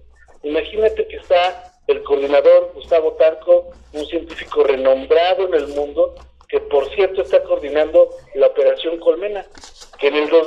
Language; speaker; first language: Spanish; native; Spanish